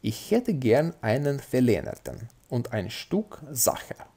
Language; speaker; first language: German; non-native, fluent; Russian